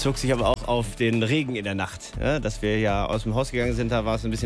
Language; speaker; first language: German; native; German